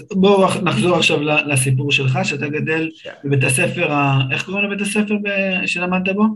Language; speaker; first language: Hebrew; native; Hebrew